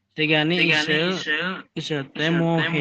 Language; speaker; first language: Korean; non-native, learner; Indonesian